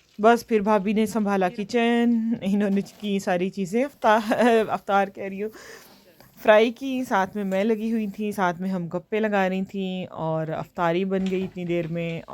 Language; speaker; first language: Urdu; native; Urdu